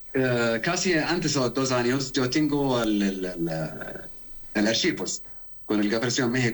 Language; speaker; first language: Spanish; non-native, learner; Arabic